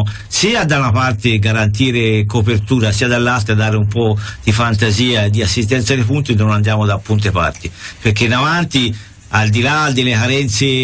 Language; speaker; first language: Italian; native; Italian